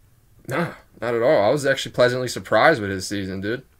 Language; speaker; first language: English; native; English